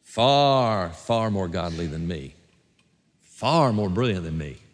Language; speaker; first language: English; native; English